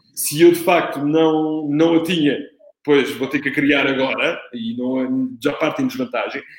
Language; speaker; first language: Portuguese; non-native, fluent; Italian